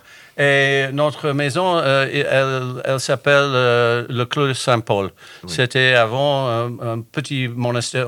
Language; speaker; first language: French; non-native, fluent; English